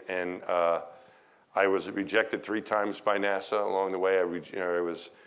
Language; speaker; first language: English; native; English